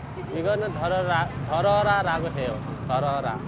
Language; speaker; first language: Korean; non-native, fluent; Nepali